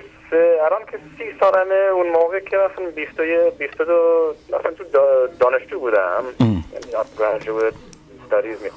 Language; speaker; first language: Persian; early bilingual, heritage; Persian